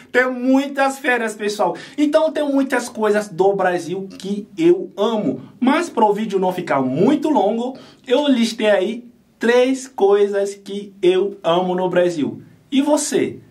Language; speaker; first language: Portuguese; non-native, fluent; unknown